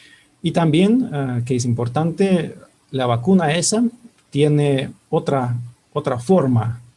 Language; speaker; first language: Spanish; non-native, fluent; Russian